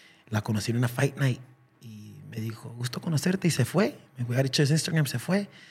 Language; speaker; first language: Spanish; early bilingual, heritage; Spanish